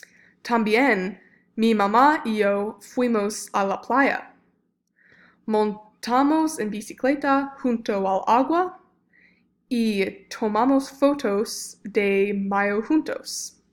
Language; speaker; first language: Spanish; non-native, learner; English